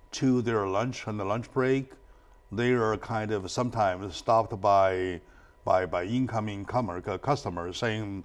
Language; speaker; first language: English; non-native, fluent; Chinese